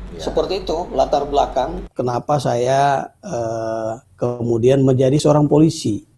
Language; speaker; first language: Indonesian; native; Indonesian